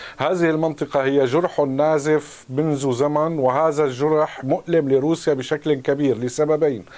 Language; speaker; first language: Arabic; native; Arabic